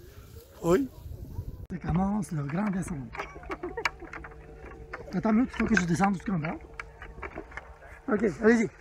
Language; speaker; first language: French; non-native, learner; Bulgarian